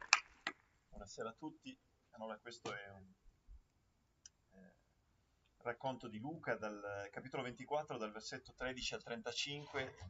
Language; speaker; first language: Italian; native; Italian